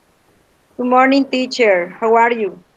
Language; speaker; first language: English; non-native, learner; Spanish